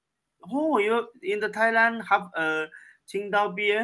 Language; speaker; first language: English; non-native, learner; Chinese